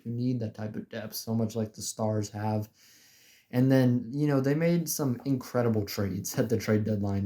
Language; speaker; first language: English; native; English